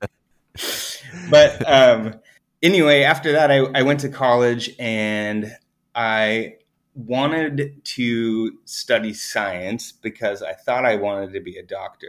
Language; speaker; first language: English; native; English